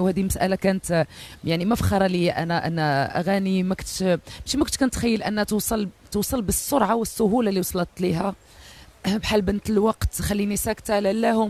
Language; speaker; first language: Arabic; native; Arabic